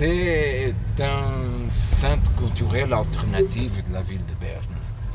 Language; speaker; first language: French; non-native, fluent; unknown